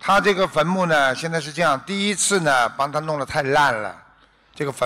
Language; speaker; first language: Chinese; native; Chinese